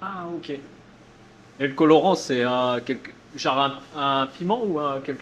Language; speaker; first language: French; native; French